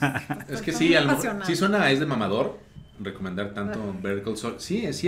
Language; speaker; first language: Spanish; native; Spanish